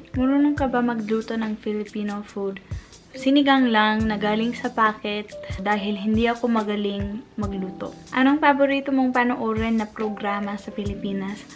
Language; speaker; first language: Filipino; non-native, fluent; English